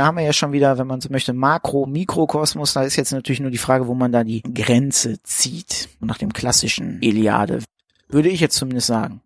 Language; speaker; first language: German; native; German